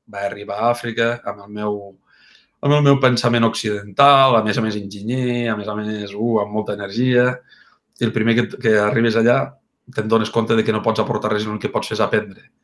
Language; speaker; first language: Catalan; native; Catalan